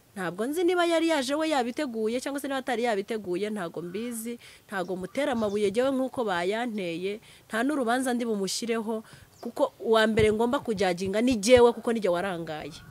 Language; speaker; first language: Kinyarwanda; early bilingual, heritage; Kinyarwanda